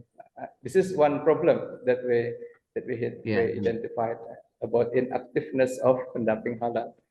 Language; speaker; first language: English; non-native, fluent; Banjar